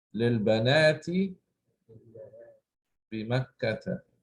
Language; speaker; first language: Arabic; non-native, fluent; English